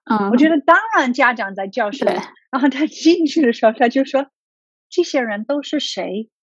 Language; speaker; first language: Chinese; non-native, fluent; English